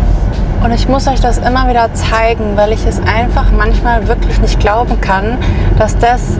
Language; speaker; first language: German; native; German